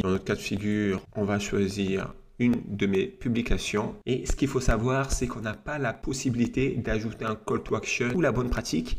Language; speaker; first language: French; native; French